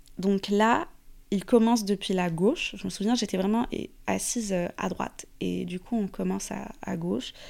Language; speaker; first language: French; non-native, fluent; Arabic